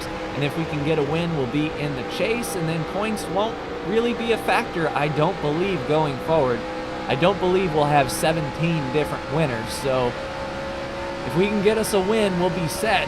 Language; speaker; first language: English; native; English